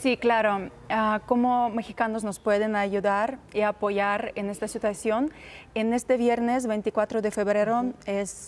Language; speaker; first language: Spanish; non-native, learner; Ukrainian